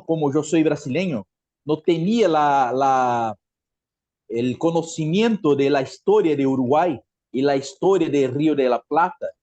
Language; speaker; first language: Spanish; non-native, fluent; Portuguese